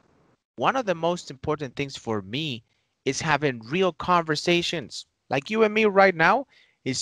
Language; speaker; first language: English; non-native, fluent; Spanish